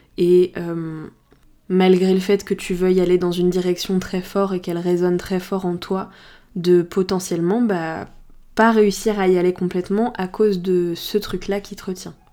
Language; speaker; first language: French; native; French